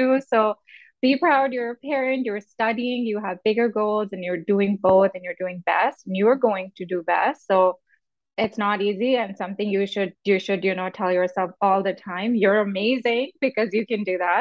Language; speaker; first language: English; non-native, local second language; Urdu